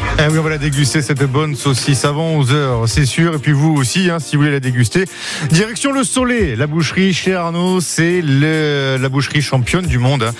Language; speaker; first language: French; native; French